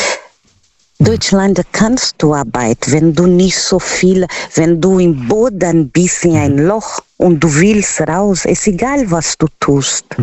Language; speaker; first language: German; non-native, learner; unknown